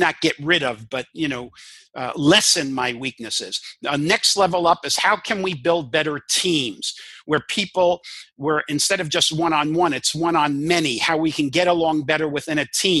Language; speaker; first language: English; native; English